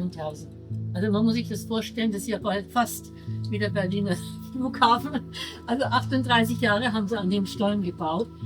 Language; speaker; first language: German; native; German